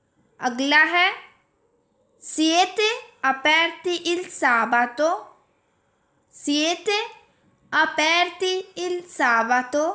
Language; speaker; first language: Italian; non-native, fluent; Urdu